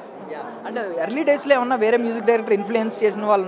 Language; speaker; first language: Telugu; native; Telugu